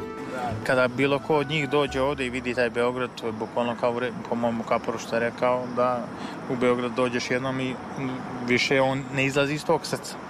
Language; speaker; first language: Serbian; native; Serbian